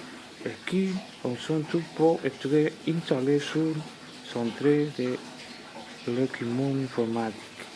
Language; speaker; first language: French; non-native, learner; Spanish